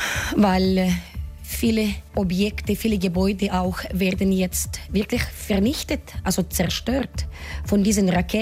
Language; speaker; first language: German; non-native, fluent; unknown